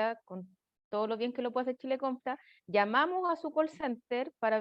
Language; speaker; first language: Spanish; native; Spanish